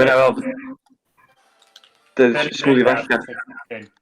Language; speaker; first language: Welsh; native; Welsh